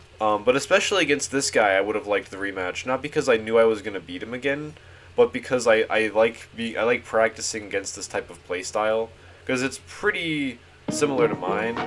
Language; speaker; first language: English; native; English